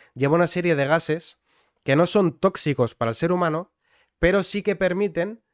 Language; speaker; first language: Spanish; native; Spanish